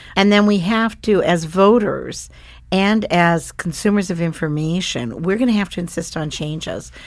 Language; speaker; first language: English; native; English